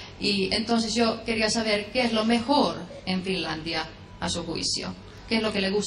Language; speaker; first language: Spanish; non-native, fluent; Finnish